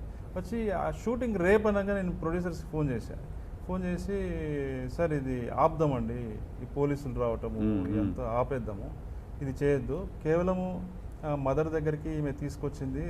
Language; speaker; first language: Telugu; native; Telugu